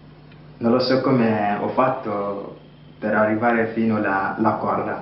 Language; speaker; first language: Italian; non-native, learner; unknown